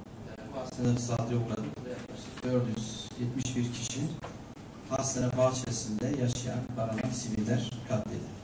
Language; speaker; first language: Turkish; native; Turkish